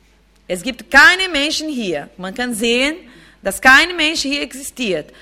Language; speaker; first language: German; non-native, fluent; Portuguese